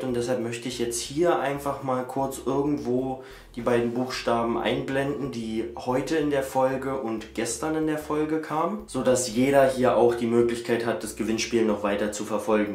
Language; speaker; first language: German; native; German